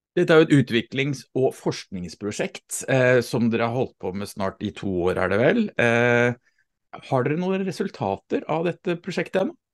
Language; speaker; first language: Norwegian; native; Norwegian